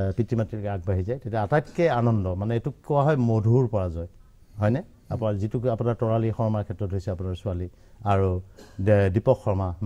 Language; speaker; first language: Assamese; native; Assamese